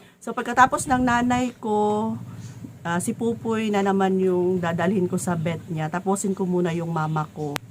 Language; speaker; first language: Filipino; native; Filipino